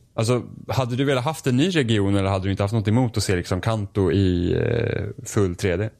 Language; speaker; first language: Swedish; native; Swedish